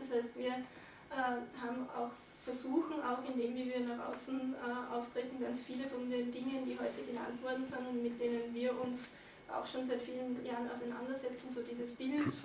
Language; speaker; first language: German; native; German